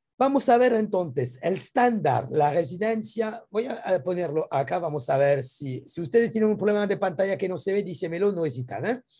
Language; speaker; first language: Spanish; non-native, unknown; French